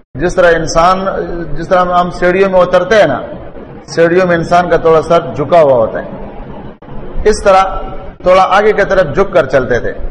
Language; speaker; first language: Urdu; non-native, local second language; Pashto